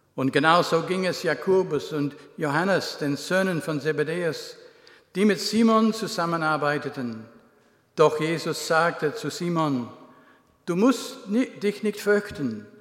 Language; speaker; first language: German; non-native, fluent; English